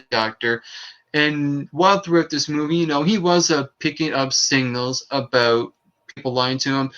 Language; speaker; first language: English; native; English